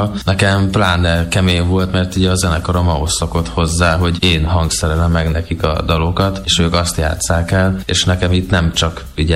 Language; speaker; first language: Hungarian; native; Hungarian